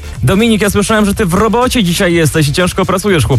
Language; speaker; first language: Polish; native; Polish